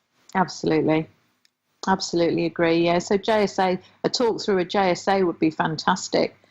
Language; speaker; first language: English; native; English